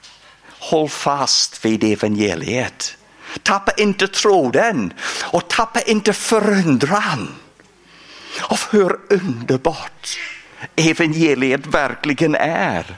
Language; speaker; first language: Swedish; non-native, fluent; English